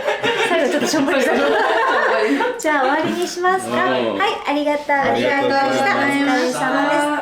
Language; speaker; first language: Japanese; native; Japanese